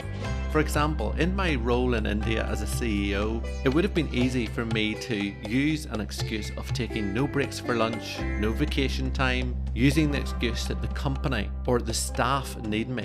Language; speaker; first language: English; native; English